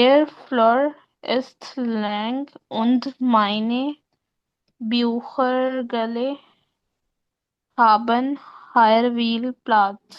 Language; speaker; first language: German; non-native, learner; Urdu